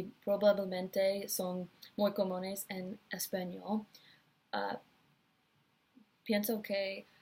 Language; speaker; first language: Spanish; non-native, learner; English